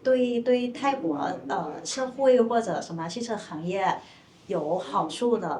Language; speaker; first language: Chinese; non-native, fluent; Thai